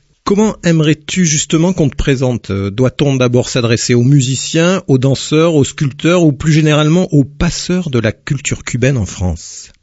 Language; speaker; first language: French; native; French